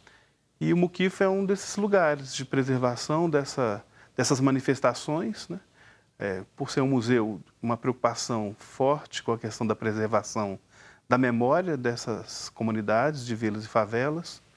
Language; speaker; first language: Portuguese; native; Portuguese